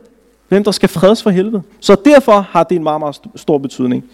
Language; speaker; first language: Danish; early bilingual, other home language; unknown